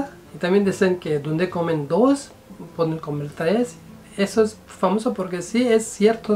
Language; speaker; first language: Spanish; non-native, fluent; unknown